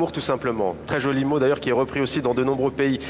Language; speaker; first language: French; native; French